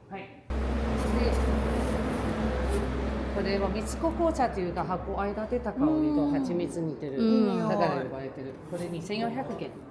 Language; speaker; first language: Japanese; native; Japanese